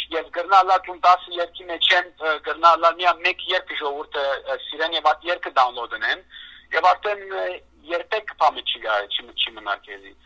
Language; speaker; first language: Armenian; native; Armenian